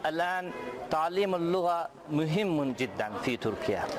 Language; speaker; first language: Arabic; non-native, fluent; Turkish